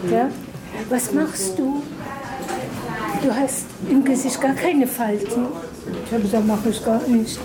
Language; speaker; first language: German; non-native, fluent; Persian